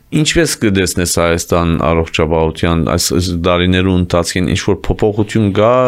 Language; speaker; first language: Armenian; early bilingual, heritage; Armenian